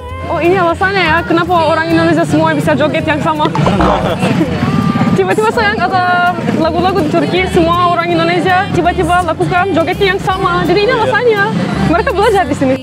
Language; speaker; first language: Indonesian; non-native, fluent; Turkish